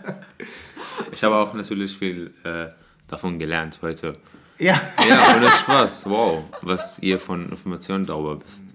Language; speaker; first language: German; non-native, fluent; Arabic